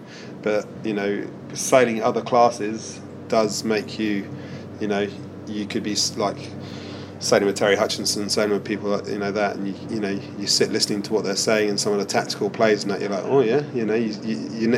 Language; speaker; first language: English; native; English